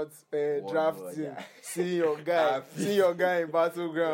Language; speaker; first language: English; non-native, local second language; Yoruba